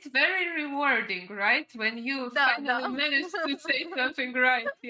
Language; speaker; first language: English; non-native, fluent; Russian